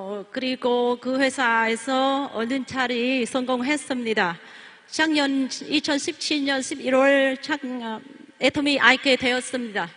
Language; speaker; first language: Korean; non-native, learner; Vietnamese